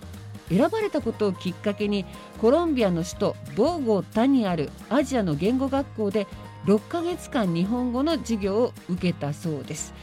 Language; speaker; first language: Japanese; native; Japanese